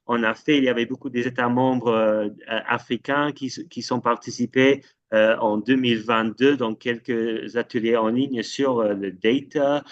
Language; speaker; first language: French; non-native, fluent; English